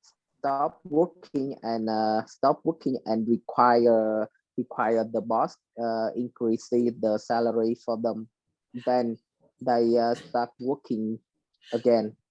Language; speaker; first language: English; non-native, learner; Vietnamese